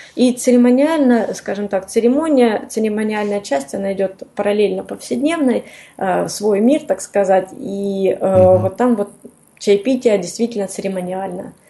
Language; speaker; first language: Russian; native; Russian